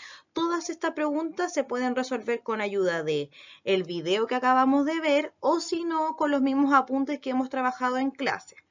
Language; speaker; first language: Spanish; native; Spanish